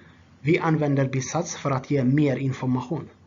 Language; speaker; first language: Swedish; non-native, fluent; Tigrinya